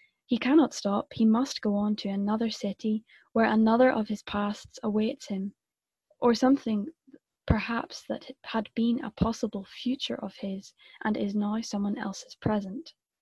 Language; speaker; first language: English; native; English